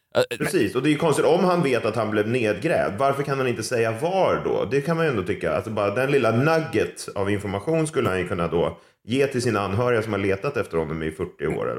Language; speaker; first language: Swedish; native; Swedish